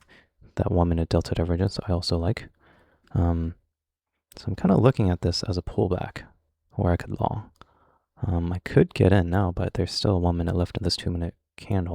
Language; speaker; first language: English; native; English